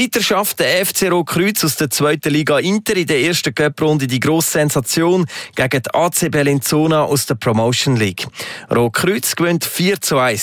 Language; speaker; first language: German; native; German